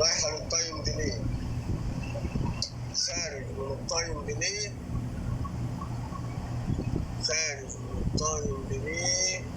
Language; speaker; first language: Arabic; native; Arabic